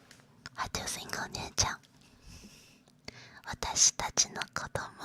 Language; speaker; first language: Japanese; non-native, learner; Chinese